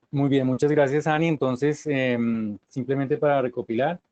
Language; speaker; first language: Spanish; native; Spanish